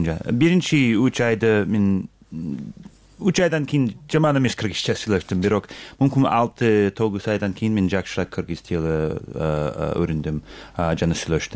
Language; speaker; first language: Kyrgyz; non-native, learner; English